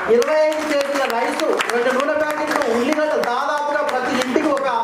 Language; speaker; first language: Telugu; native; Telugu